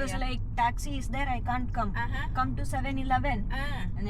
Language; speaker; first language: English; non-native, local second language; Kannada